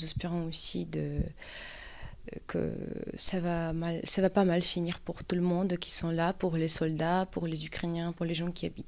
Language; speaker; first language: French; non-native, learner; Ukrainian